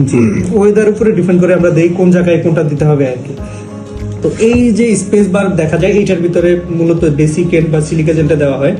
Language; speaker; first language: Bangla; native; Bangla